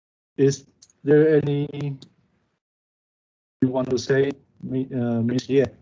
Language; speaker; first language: English; non-native, learner; Chinese